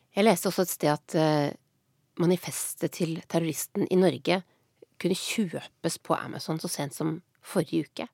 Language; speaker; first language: Norwegian; native; Norwegian